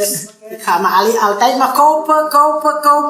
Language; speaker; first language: Dutch; non-native, learner; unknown